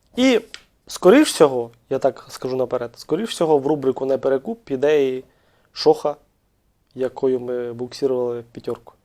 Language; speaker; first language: Ukrainian; native; Ukrainian